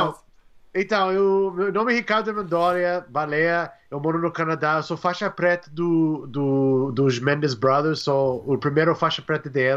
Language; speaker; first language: Portuguese; non-native, learner; English